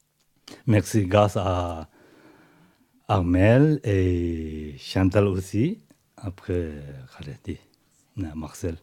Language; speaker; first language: French; non-native, learner; Tibetan